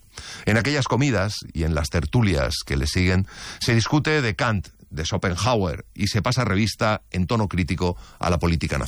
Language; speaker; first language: Spanish; native; Spanish